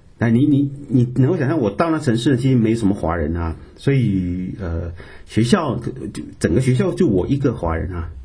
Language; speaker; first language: Chinese; native; Chinese